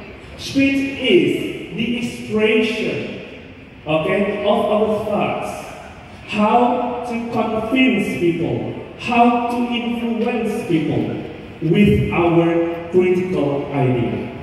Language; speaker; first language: English; non-native, fluent; Indonesian